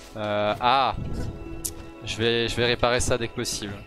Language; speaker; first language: French; native; French